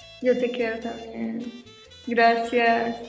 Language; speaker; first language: Spanish; non-native, learner; Arabic